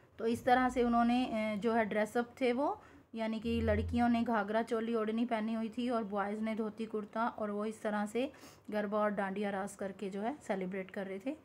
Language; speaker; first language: Hindi; non-native, local second language; Punjabi